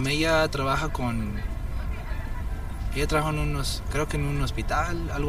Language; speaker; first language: Spanish; early bilingual, heritage; Spanish